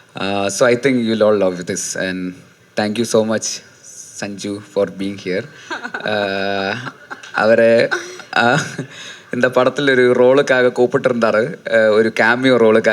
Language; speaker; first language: Tamil; non-native, learner; Malayalam